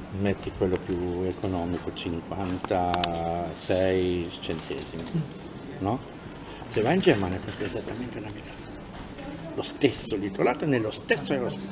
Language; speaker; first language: Italian; non-native, fluent; German